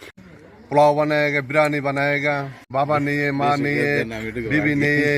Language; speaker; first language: Hindi; non-native, learner; Bangla